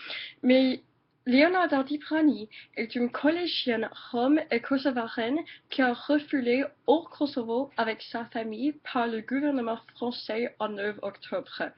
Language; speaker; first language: French; non-native, learner; English